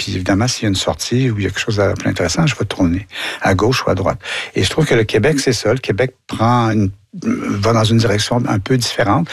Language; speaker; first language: French; native; French